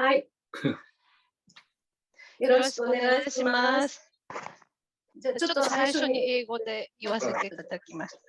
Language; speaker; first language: Japanese; native; Japanese